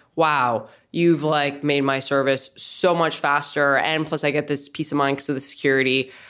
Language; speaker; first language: English; native; English